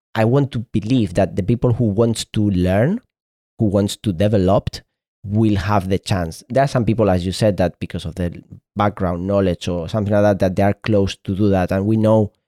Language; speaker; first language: English; non-native, fluent; Spanish